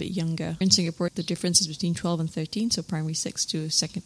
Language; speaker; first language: English; native; English